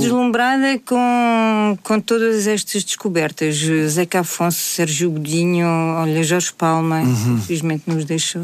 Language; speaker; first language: Portuguese; native; Portuguese